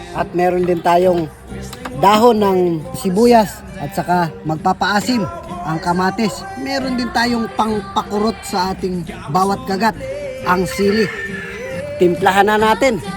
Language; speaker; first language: Filipino; non-native, local second language; Masbatenyo